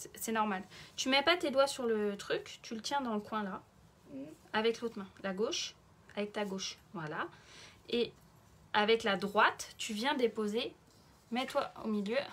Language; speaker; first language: French; native; French